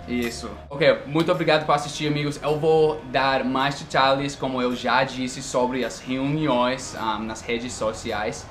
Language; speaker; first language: Portuguese; non-native, fluent; English